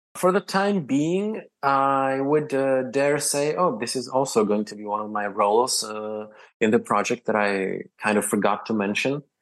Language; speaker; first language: English; non-native, fluent; Czech